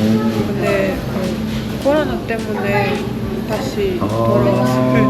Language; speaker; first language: Korean; non-native, fluent; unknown